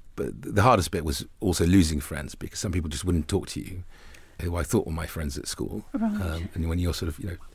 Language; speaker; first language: English; early bilingual, other home language; Arabic